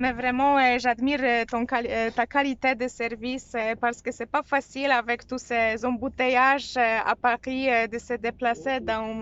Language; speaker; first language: French; non-native, fluent; Polish